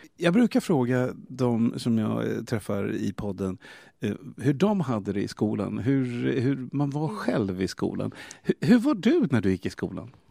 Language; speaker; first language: Swedish; native; Swedish